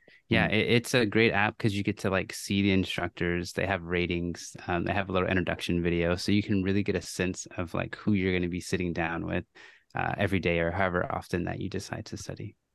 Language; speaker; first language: English; native; English